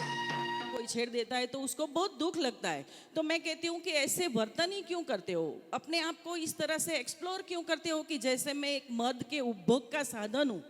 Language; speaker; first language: Hindi; non-native, local second language; Gujarati